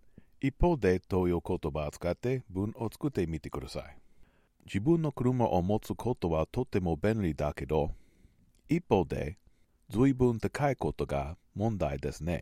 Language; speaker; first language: Japanese; non-native, learner; English